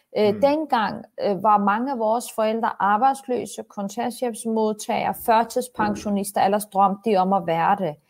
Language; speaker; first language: Danish; early bilingual, other home language; Turkish